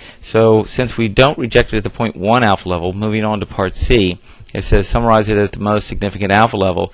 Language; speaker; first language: English; native; English